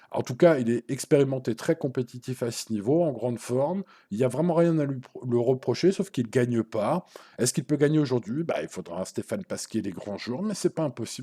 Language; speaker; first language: French; native; French